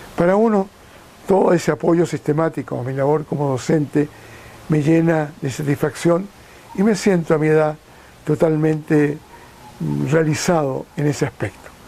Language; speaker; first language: Spanish; native; Spanish